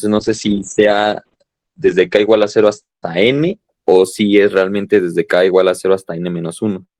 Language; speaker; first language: Spanish; native; Spanish